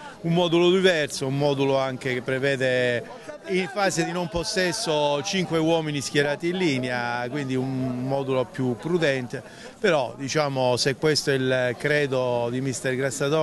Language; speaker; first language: Italian; native; Italian